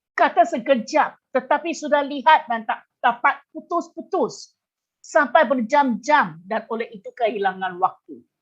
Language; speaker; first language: Malay; non-native, local second language; Chinese